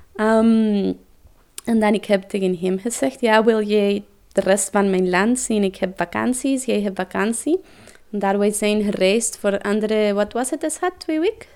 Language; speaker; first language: Dutch; non-native, learner; Spanish